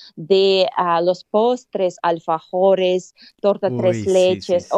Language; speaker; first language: Spanish; non-native, fluent; Russian